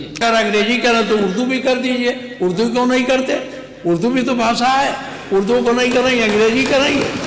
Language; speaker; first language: Hindi; native; Hindi